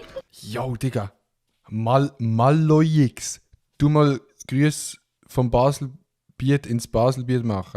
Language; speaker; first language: German; native; German